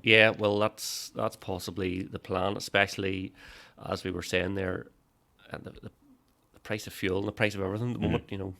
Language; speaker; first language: English; native; English